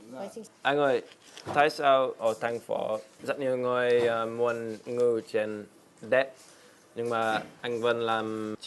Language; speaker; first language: Vietnamese; non-native, learner; English